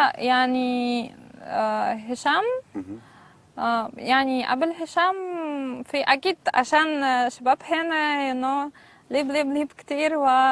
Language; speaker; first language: Arabic; non-native, learner; Russian